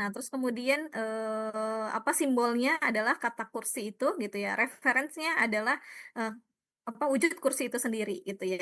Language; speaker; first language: Indonesian; native; Indonesian